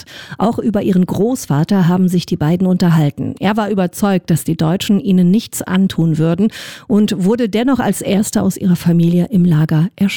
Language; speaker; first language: German; native; German